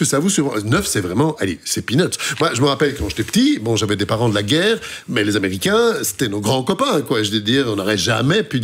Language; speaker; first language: French; native; French